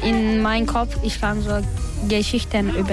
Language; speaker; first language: German; non-native, learner; Turkish